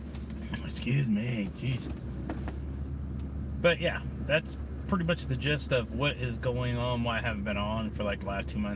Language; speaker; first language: English; native; English